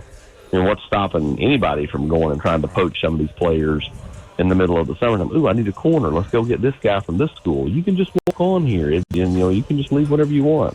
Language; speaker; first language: English; native; English